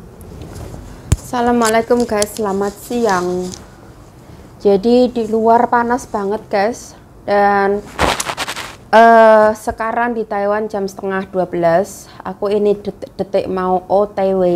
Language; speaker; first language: Indonesian; non-native, local second language; Javanese